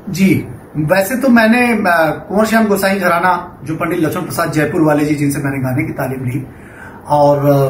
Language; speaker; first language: Hindi; non-native, local second language; Bangla